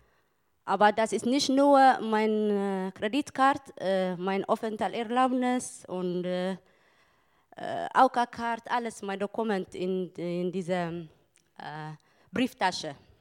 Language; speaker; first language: German; non-native, learner; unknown